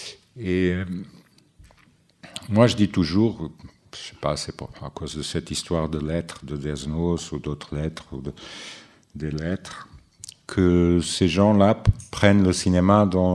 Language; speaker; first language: French; non-native, fluent; Portuguese